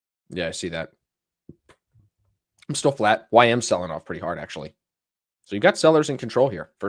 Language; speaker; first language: English; native; English